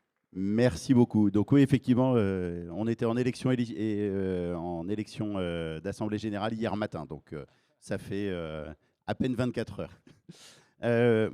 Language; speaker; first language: French; native; French